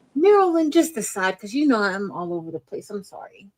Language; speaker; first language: English; native; English